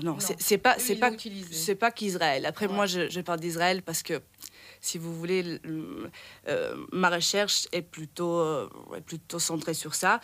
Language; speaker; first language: French; non-native, fluent; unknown